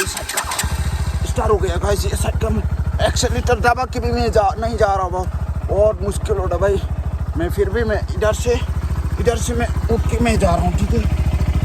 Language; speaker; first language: Hindi; non-native, local second language; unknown